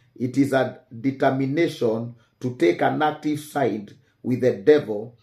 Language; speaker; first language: English; non-native, local second language; Swahili